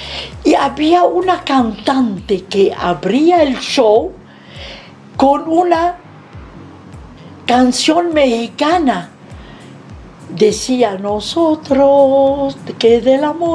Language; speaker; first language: Spanish; non-native, fluent; Arabic